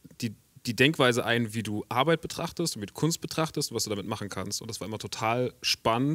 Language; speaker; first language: German; native; German